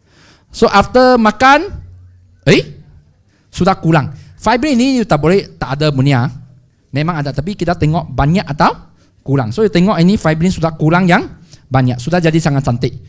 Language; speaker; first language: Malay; non-native, local second language; Chinese